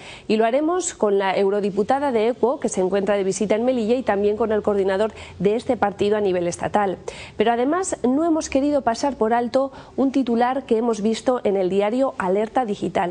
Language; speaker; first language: Spanish; native; Spanish